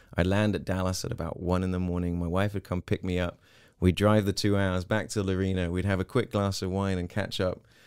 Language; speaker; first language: English; native; English